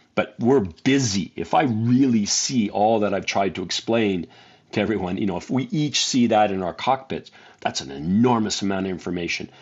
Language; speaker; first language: English; native; English